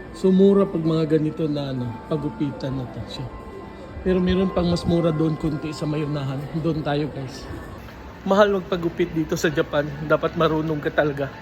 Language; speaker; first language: Filipino; native; Filipino